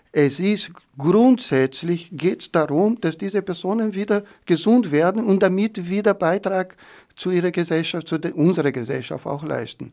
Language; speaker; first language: German; non-native, fluent; Portuguese